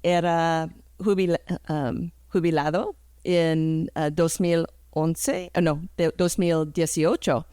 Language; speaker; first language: Spanish; early bilingual, heritage; English